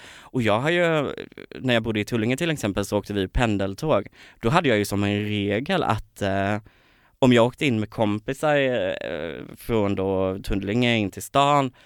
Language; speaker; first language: Swedish; native; Swedish